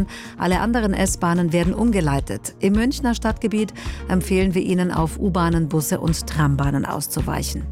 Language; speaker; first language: German; native; German